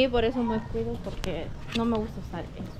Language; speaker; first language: Spanish; native; Spanish